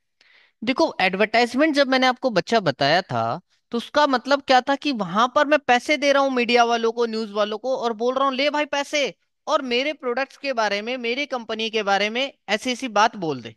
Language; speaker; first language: Hindi; native; Hindi